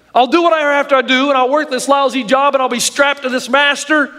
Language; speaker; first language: English; native; English